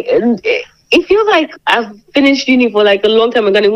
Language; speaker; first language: English; non-native, local second language; Yoruba